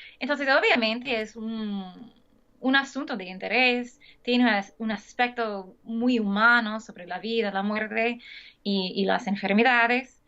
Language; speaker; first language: Spanish; non-native, fluent; English